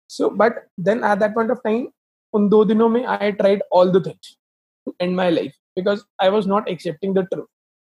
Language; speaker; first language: English; non-native, local second language; Hindi